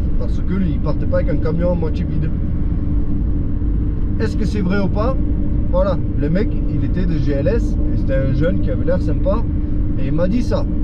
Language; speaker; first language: French; native; French